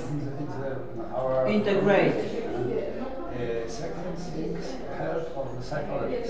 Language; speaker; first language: English; non-native, learner; Polish